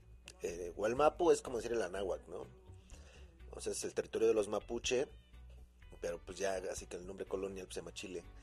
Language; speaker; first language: Spanish; native; Spanish